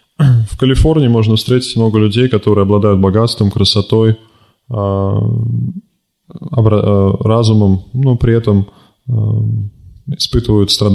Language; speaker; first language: Russian; native; Russian